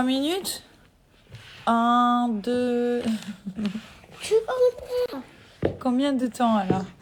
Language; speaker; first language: French; native; French